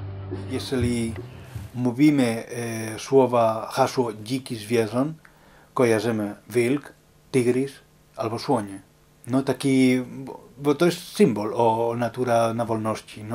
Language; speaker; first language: Polish; non-native, learner; Spanish